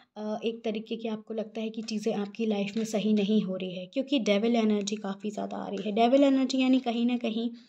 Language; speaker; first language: Hindi; native; Hindi